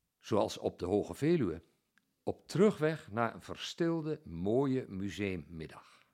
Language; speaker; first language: Dutch; native; Dutch